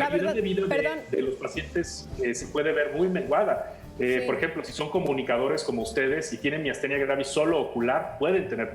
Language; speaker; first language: Spanish; native; Spanish